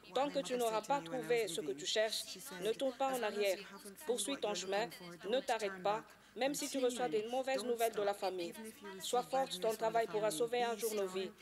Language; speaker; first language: French; non-native, local second language; Swahili